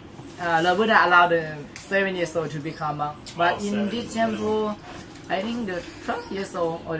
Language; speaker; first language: English; non-native, learner; Shan